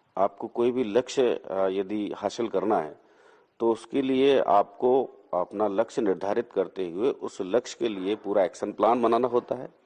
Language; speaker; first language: Hindi; native; Hindi